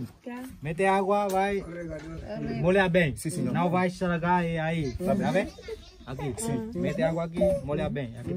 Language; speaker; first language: Portuguese; non-native, learner; Vietnamese